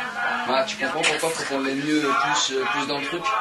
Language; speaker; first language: French; native; French